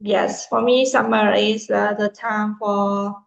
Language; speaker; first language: English; non-native, fluent; Vietnamese